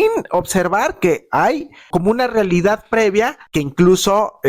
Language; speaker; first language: Spanish; native; Spanish